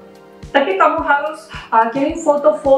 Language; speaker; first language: Indonesian; non-native, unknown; Russian